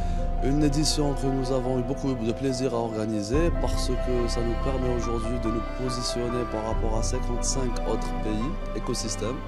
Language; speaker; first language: French; non-native, local second language; Arabic